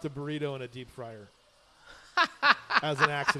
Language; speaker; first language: English; native; English